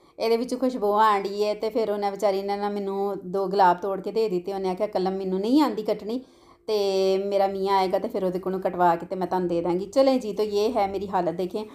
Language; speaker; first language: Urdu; non-native, local second language; Punjabi